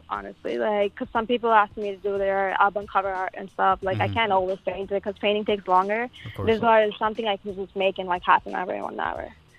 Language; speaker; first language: English; non-native, local second language; Tamil